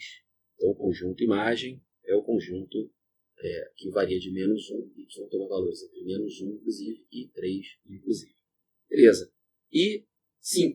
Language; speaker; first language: Portuguese; native; Portuguese